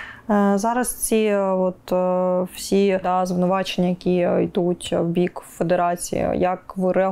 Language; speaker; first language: Ukrainian; native; Ukrainian